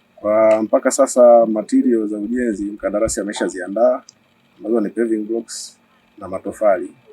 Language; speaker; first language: Swahili; native; Swahili